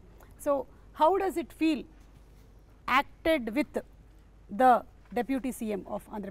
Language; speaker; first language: Telugu; native; Telugu